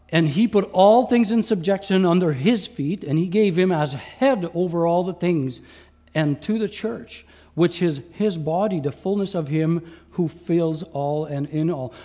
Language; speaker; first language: English; non-native, fluent; French